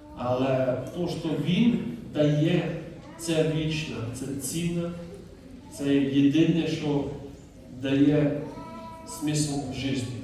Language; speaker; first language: Ukrainian; non-native, fluent; Dutch